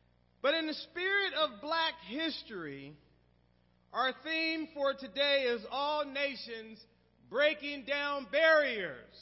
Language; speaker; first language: English; native; English